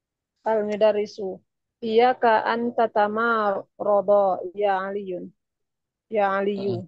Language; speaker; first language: Arabic; non-native, learner; Indonesian